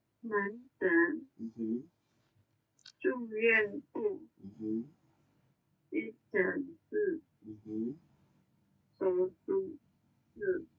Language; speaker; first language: Chinese; non-native, learner; Indonesian